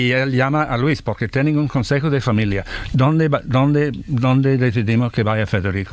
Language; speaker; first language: Spanish; non-native, fluent; English